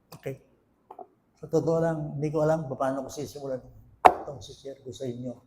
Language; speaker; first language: Filipino; non-native, local second language; Pampanga